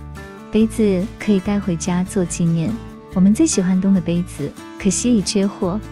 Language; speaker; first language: Chinese; native; Chinese